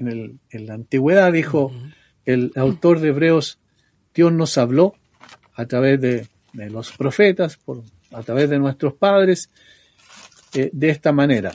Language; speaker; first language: Spanish; native; Spanish